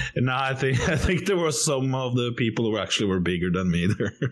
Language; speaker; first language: English; non-native, fluent; Norwegian